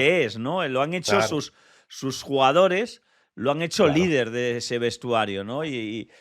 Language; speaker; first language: Spanish; native; Spanish